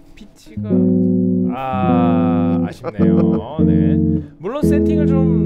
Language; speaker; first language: Korean; native; Korean